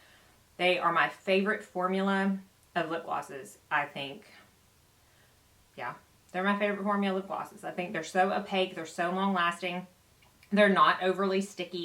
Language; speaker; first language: English; native; English